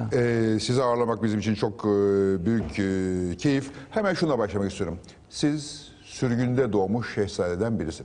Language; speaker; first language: Turkish; native; Turkish